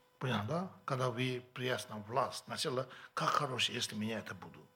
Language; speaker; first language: Russian; non-native, learner; Tibetan